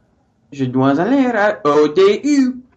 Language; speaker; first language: French; non-native, learner; English